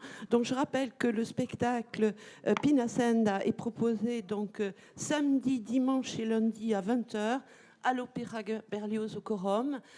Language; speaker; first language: French; native; French